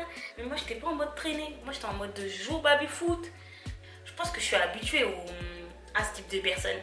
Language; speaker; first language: French; native; French